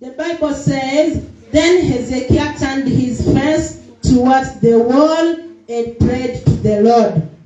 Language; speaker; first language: English; non-native, local second language; Swahili